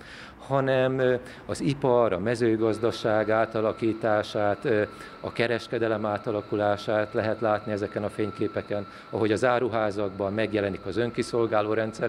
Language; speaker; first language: Hungarian; native; Hungarian